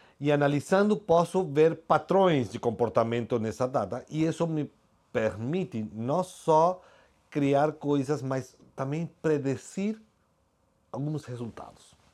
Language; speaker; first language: Portuguese; non-native, fluent; Spanish